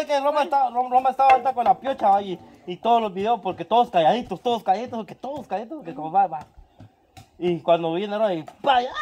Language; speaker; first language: Spanish; native; Spanish